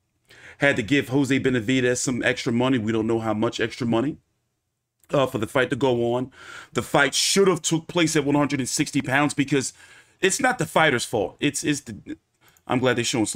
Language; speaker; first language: English; native; English